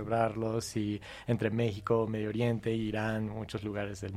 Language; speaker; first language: Spanish; non-native, fluent; English